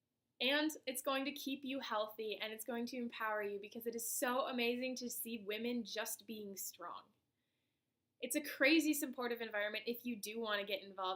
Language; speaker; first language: English; native; English